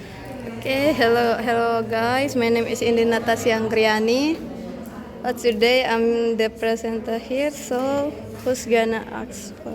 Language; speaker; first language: English; non-native, learner; Indonesian